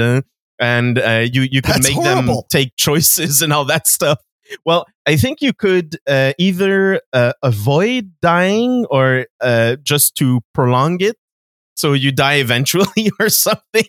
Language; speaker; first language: English; non-native, fluent; French